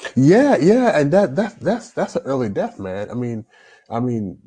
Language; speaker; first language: English; native; English